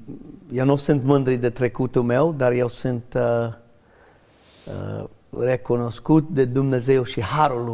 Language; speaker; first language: Romanian; non-native, learner; English